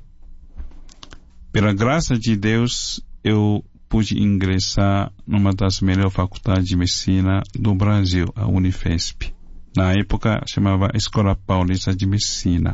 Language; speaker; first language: Portuguese; non-native, fluent; Chinese